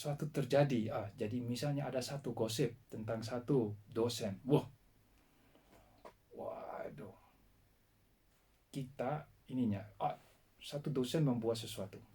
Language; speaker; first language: Indonesian; non-native, fluent; Dutch